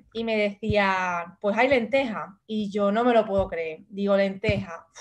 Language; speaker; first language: Spanish; native; Spanish